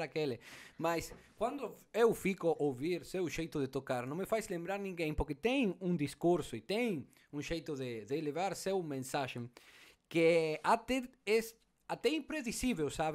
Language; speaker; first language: Portuguese; non-native, learner; Spanish